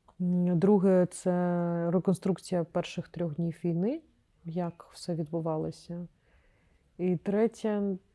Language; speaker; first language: Ukrainian; non-native, local second language; Crimean Tatar